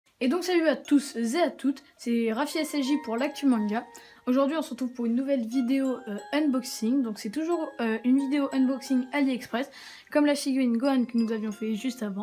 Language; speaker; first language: French; native; French